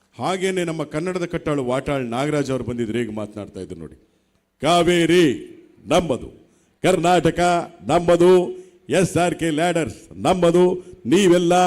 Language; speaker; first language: Kannada; native; Kannada